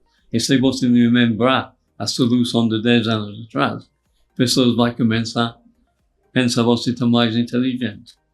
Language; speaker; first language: Portuguese; non-native, fluent; English